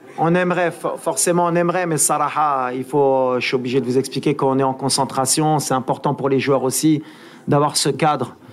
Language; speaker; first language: French; native; French